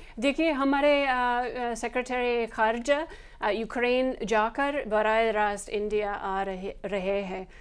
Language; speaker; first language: Hindi; non-native, fluent; English